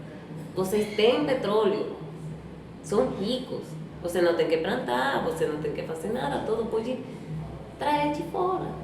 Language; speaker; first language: Portuguese; non-native, fluent; Spanish